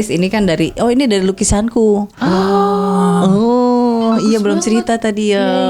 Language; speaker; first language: Indonesian; native; Indonesian